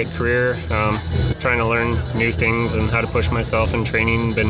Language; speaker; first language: English; native; English